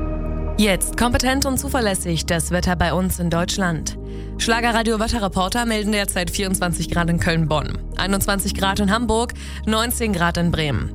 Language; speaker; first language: German; native; German